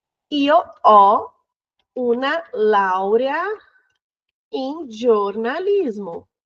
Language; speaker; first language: Italian; non-native, fluent; Portuguese